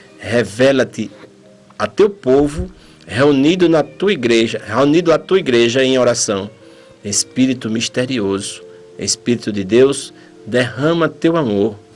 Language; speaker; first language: Portuguese; native; Portuguese